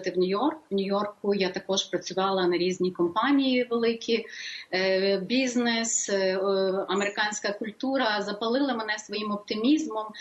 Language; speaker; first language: Ukrainian; native; Ukrainian